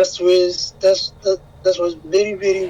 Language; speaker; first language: English; non-native, learner; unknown